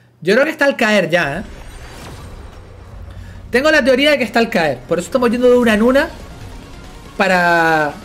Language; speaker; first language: Spanish; native; Spanish